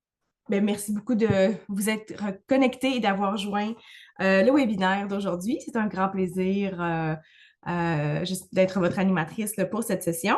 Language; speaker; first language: French; native; French